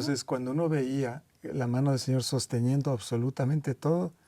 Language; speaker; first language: Spanish; native; Spanish